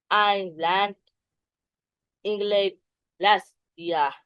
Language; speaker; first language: English; non-native, learner; Burmese